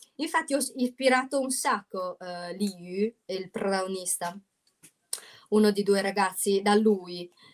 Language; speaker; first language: Italian; non-native, fluent; Chinese